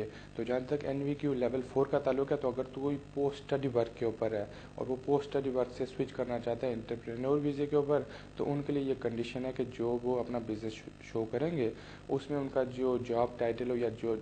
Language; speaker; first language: Urdu; native; Urdu